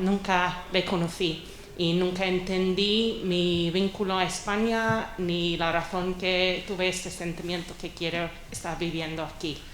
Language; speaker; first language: Spanish; non-native, fluent; English